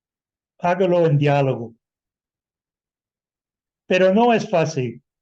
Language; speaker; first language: Spanish; non-native, fluent; English